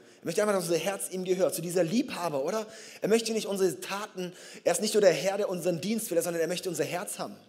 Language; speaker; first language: German; native; German